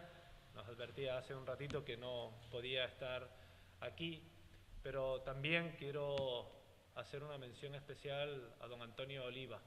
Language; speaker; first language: Spanish; native; Spanish